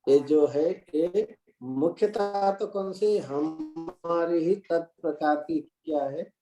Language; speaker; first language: Hindi; non-native, local second language; Gujarati